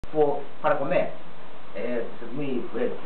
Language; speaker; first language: Spanish; non-native, learner; Japanese